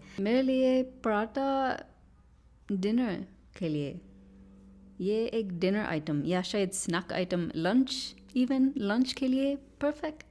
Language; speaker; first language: Hindi; non-native, learner; English